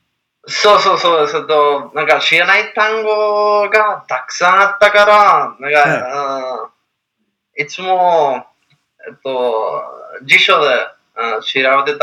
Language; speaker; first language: Japanese; non-native, learner; English